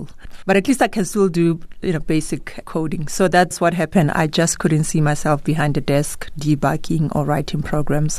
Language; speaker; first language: English; non-native, local second language; Tswana